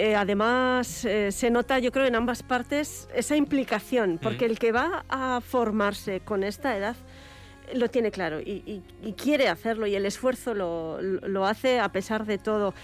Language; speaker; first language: Spanish; native; Spanish